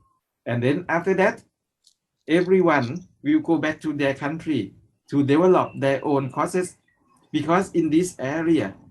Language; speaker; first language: English; non-native, learner; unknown